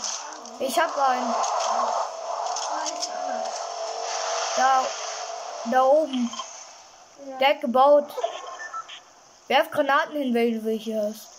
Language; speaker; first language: German; native; German